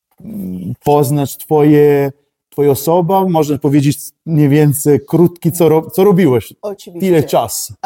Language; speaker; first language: Polish; non-native, learner; Italian